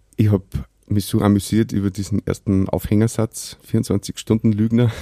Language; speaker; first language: German; native; German